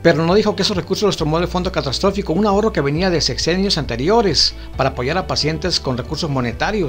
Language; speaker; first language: Spanish; native; Spanish